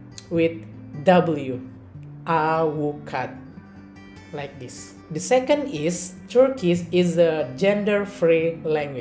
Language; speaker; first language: English; non-native, learner; Indonesian